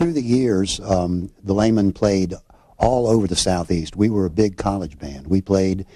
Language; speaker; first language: English; native; English